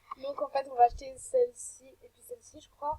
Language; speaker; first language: French; native; French